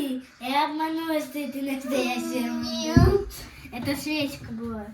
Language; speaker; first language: Russian; early bilingual, other home language; Armenian